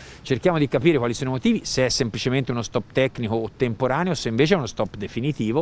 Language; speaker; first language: Italian; native; Italian